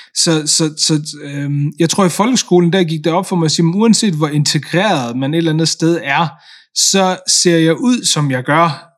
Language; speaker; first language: Danish; native; Danish